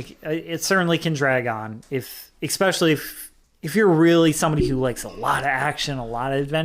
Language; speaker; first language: English; native; English